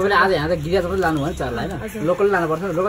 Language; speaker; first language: Nepali; native; Nepali